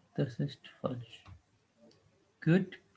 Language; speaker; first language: German; non-native, fluent; Urdu